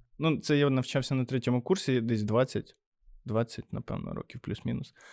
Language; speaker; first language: Ukrainian; native; Ukrainian